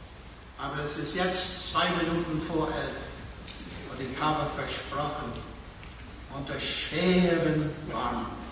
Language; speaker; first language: German; non-native, fluent; English